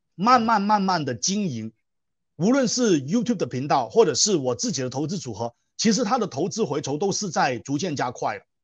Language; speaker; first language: Chinese; non-native, local second language; Cantonese